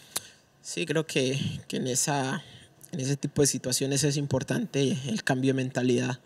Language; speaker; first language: Portuguese; non-native, learner; Spanish